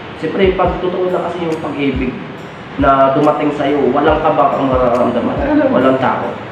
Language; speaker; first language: Filipino; native; Filipino